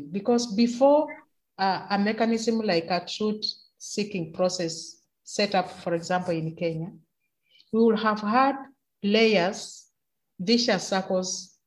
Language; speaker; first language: English; non-native, local second language; Luyia